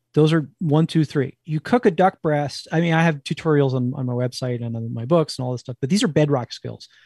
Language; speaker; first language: English; native; English